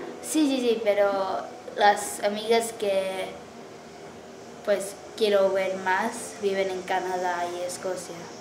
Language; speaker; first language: Spanish; early bilingual, heritage; English